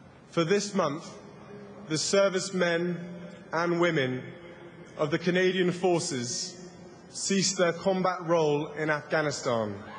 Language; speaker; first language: English; native; English